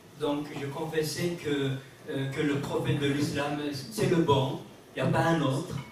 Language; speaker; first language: French; non-native, local second language; Kabyle